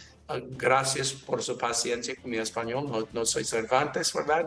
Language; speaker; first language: Spanish; non-native, learner; English